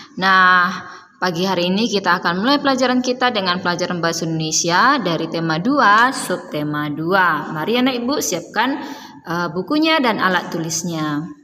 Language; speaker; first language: Indonesian; native; Indonesian